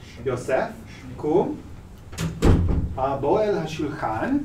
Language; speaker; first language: Hebrew; non-native, learner; English